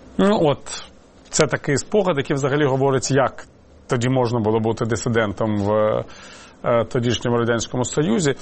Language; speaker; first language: Ukrainian; native; Ukrainian